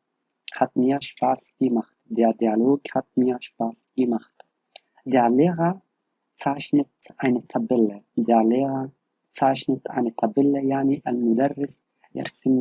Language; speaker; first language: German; non-native, fluent; Arabic